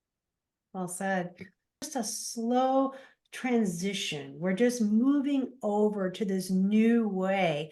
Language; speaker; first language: English; native; English